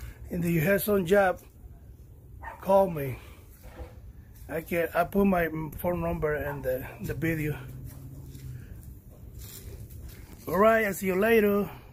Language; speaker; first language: English; non-native, learner; Spanish